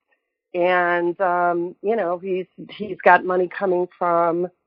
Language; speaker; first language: English; native; English